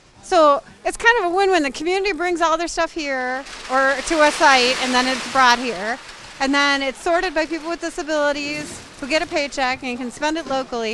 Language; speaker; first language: English; native; English